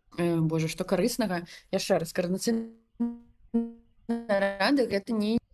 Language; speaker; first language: Belarusian; non-native, local second language; Russian